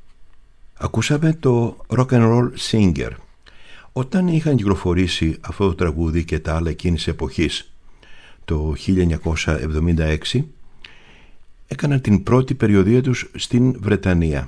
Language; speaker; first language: Greek; native; Greek